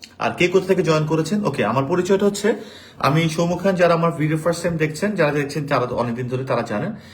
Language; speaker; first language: Bangla; native; Bangla